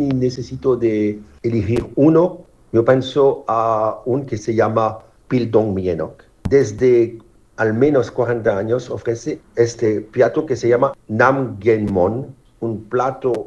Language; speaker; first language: Spanish; non-native, learner; French